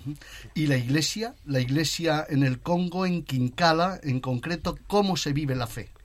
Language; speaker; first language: Spanish; native; Spanish